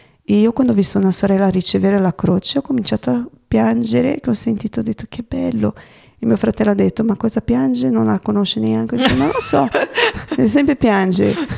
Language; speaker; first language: Italian; non-native, fluent; Portuguese